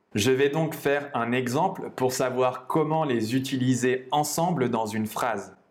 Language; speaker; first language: French; native; French